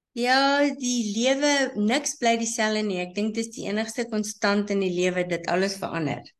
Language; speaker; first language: Afrikaans; native; Afrikaans